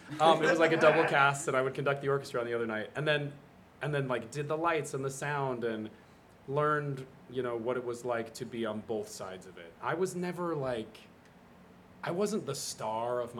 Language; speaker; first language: English; native; English